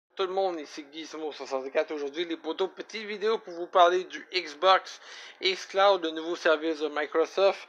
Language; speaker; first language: French; native; French